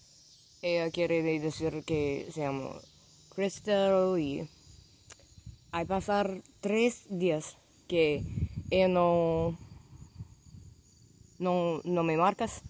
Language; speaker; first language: Spanish; non-native, learner; English